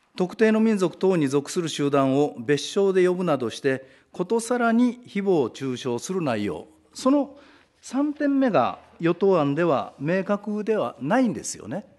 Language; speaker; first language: Japanese; native; Japanese